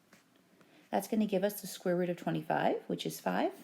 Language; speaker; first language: English; native; English